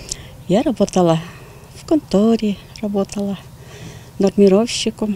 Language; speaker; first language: Russian; native; Russian